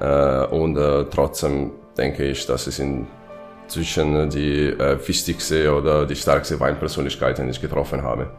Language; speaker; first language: German; non-native, fluent; Italian